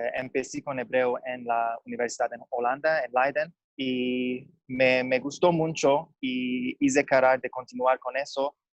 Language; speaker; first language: Spanish; non-native, fluent; Turkish